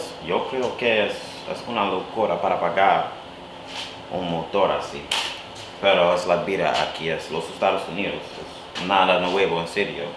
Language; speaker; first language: Spanish; non-native, learner; English